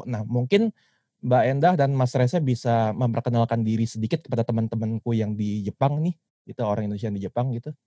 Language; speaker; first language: Indonesian; native; Indonesian